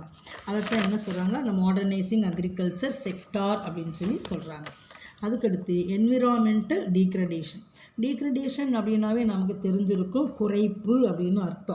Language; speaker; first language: Tamil; native; Tamil